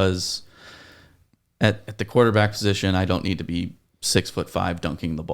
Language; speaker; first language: English; native; English